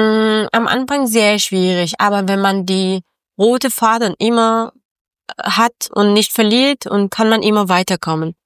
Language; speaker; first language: German; non-native, fluent; Persian